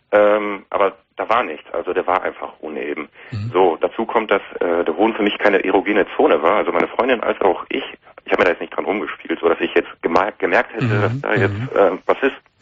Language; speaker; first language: German; native; German